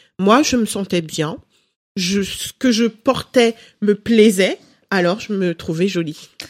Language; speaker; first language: French; early bilingual, other home language; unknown